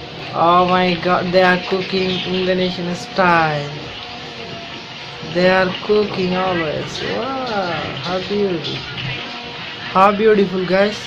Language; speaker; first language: English; non-native, learner; Bangla